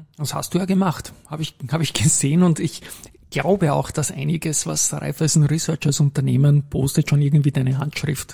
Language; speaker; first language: German; native; German